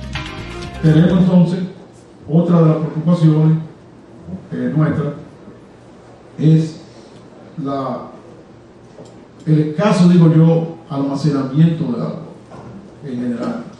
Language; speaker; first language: Spanish; native; Spanish